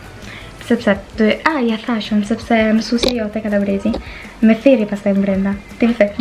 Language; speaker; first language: Albanian; early bilingual, heritage; Albanian